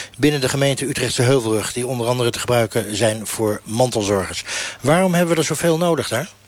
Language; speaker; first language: Dutch; native; Dutch